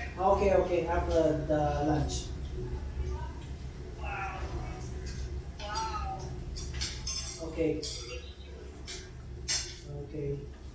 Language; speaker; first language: English; non-native, learner; Chinese